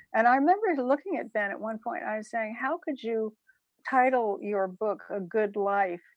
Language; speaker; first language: English; native; English